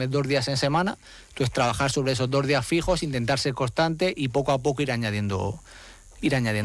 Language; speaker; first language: Spanish; native; Spanish